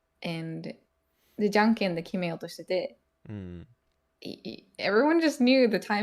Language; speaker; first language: Japanese; native; Japanese